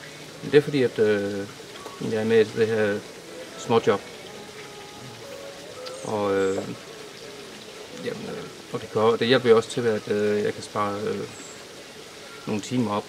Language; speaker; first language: Danish; native; Danish